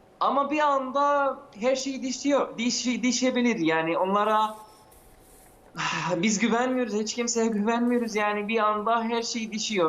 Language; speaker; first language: Turkish; non-native, fluent; Arabic